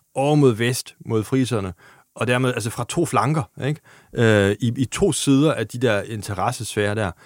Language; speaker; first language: Danish; non-native, fluent; German